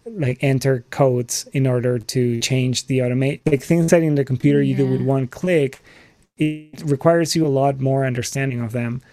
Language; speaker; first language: English; non-native, fluent; Spanish